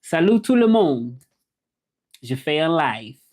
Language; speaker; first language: French; non-native, learner; English